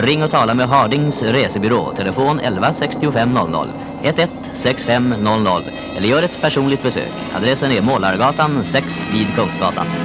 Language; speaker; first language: Swedish; native; Swedish